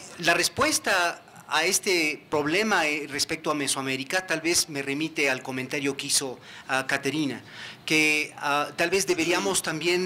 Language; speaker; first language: Spanish; native; Spanish